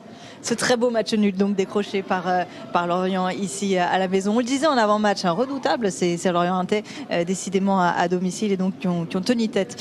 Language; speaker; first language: French; native; French